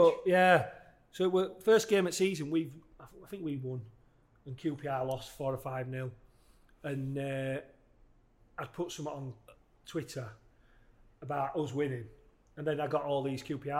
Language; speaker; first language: English; native; English